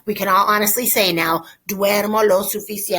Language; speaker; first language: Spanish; non-native, fluent; English